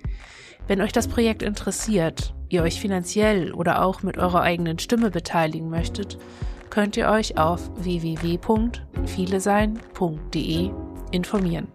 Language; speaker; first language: German; native; German